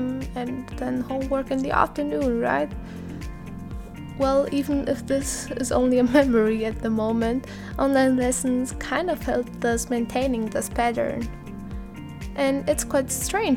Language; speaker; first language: English; non-native, fluent; Italian